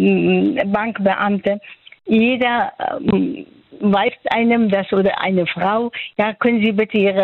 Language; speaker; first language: German; non-native, fluent; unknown